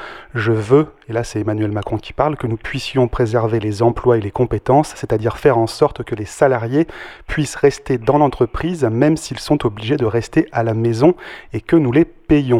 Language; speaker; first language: French; native; French